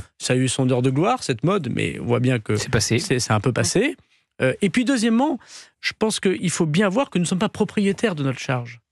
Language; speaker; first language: French; native; French